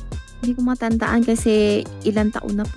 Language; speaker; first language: Filipino; non-native, learner; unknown